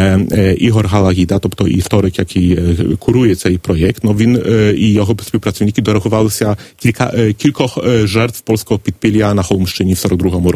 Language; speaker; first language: Polish; non-native, learner; Ukrainian